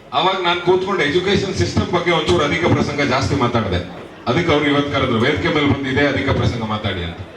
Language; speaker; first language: Kannada; native; Kannada